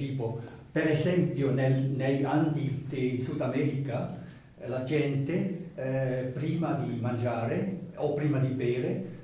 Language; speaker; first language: Italian; non-native, fluent; Spanish